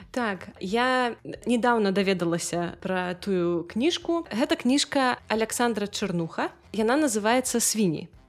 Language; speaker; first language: Belarusian; non-native, local second language; Russian